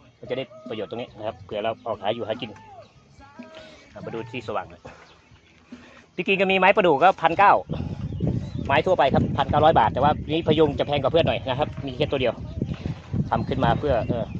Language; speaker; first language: Thai; native; Thai